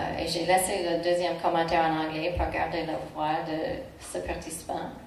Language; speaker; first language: French; non-native, local second language; English